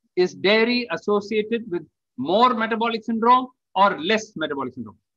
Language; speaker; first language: English; non-native, local second language; Tamil